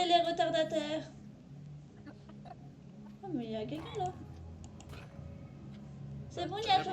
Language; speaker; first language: French; native; French